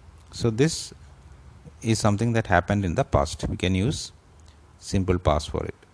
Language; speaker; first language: English; non-native, local second language; Malayalam